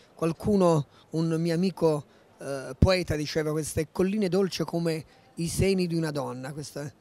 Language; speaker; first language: Italian; native; Italian